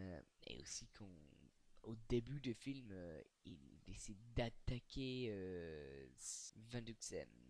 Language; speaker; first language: French; non-native, learner; English